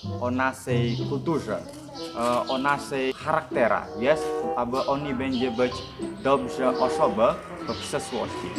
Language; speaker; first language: Polish; non-native, learner; Balinese